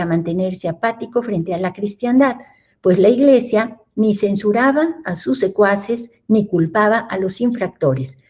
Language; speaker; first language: Spanish; native; Spanish